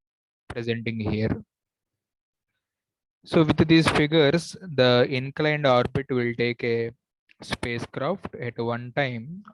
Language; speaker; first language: English; non-native, local second language; Telugu